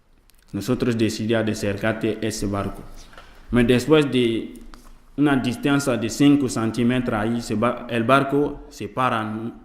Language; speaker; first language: Spanish; non-native, learner; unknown